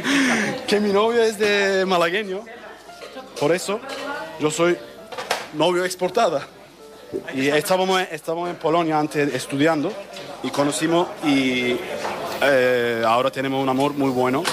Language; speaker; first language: Spanish; non-native, learner; Turkish